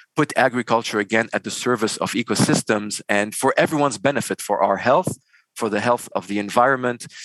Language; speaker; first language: English; non-native, fluent; Arabic